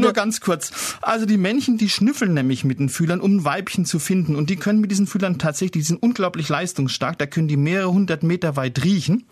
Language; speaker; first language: German; native; German